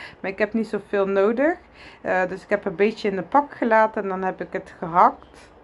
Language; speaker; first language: Dutch; early bilingual, other home language; Arabic